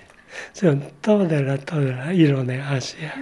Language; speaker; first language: Finnish; non-native, learner; Japanese